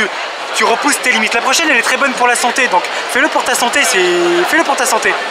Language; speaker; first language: French; native; French